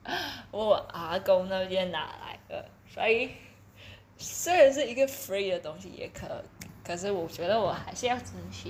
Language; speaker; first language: Chinese; early bilingual, heritage; Chinese